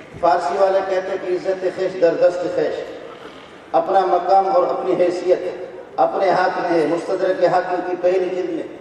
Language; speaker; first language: Urdu; non-native, local second language; Brahui